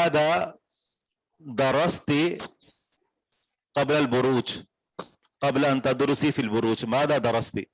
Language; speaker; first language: Arabic; non-native, fluent; Urdu